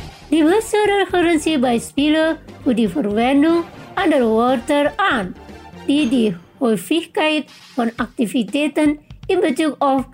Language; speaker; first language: German; non-native, fluent; Indonesian